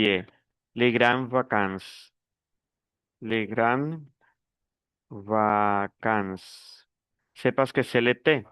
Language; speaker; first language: French; non-native, fluent; Spanish